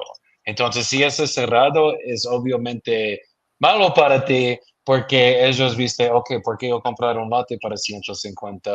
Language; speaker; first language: Spanish; non-native, learner; English